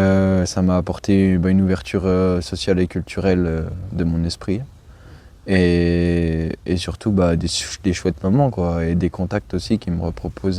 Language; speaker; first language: French; native; French